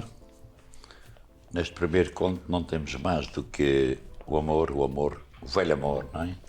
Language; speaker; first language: Portuguese; native; Portuguese